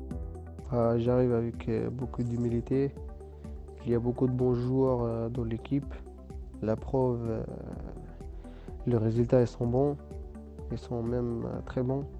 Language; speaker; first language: French; non-native, local second language; Arabic